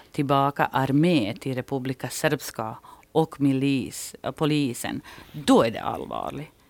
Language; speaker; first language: Swedish; non-native, fluent; Bosnian